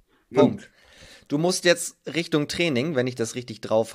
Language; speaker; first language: German; native; German